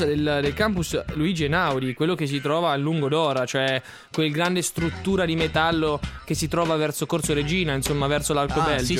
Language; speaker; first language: Italian; native; Italian